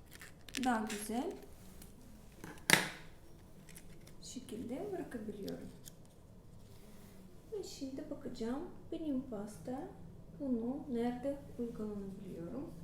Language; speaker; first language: Turkish; non-native, learner; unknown